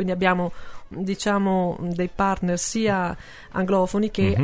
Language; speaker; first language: Italian; native; Italian